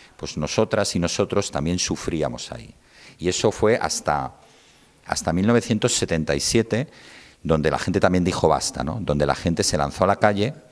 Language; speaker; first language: Spanish; native; Spanish